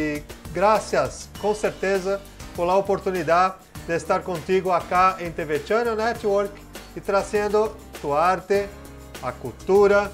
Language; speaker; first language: Spanish; non-native, learner; Portuguese